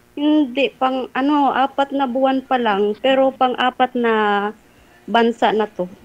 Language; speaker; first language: Filipino; non-native, local second language; Waray